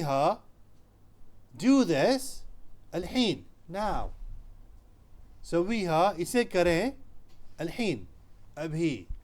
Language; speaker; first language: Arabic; non-native, fluent; Urdu